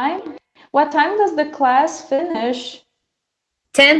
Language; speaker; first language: English; non-native, fluent; Portuguese